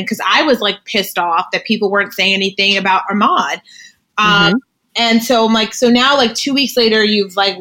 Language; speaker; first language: English; native; English